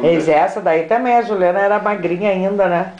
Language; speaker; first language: Portuguese; native; Portuguese